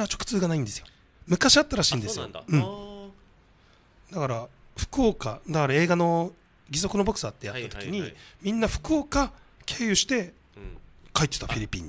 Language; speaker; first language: Japanese; native; Japanese